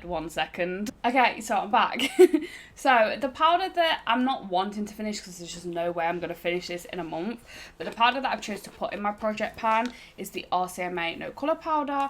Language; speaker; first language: English; native; English